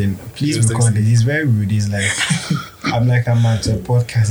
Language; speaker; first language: English; non-native, local second language; Akan